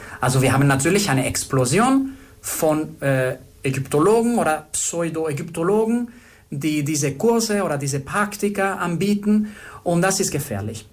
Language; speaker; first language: German; non-native, fluent; Spanish